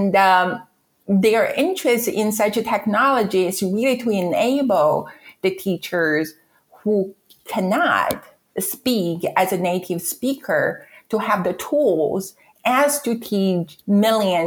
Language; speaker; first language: English; non-native, fluent; Chinese